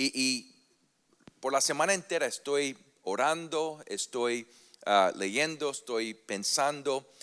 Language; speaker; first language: Spanish; early bilingual, heritage; Spanish